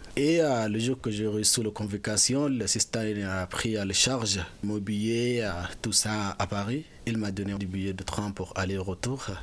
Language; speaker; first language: French; non-native, fluent; Arabic